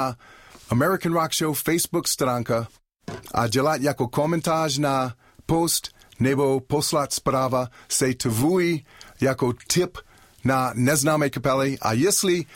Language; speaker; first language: Czech; non-native, learner; English